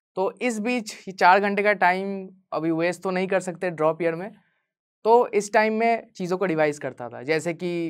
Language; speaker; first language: Hindi; non-native, local second language; Bangla